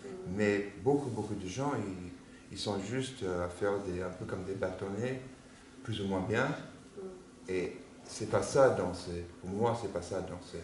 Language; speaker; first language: French; non-native, fluent; English